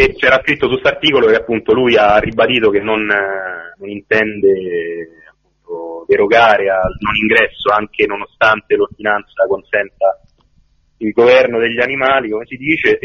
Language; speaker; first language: Italian; native; Italian